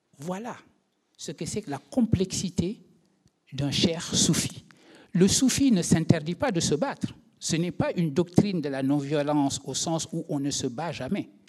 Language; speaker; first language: French; non-native, local second language; Wolof